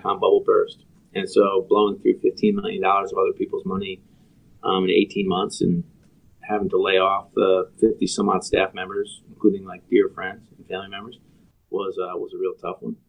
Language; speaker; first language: English; native; English